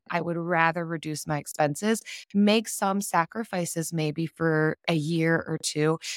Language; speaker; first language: English; native; English